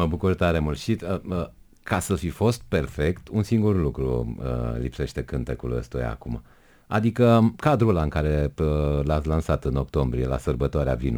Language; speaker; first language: Romanian; native; Romanian